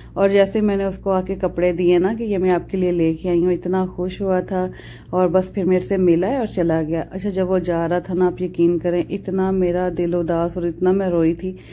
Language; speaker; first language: Urdu; non-native, local second language; Punjabi